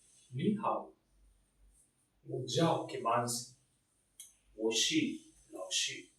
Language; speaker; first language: Chinese; non-native, fluent; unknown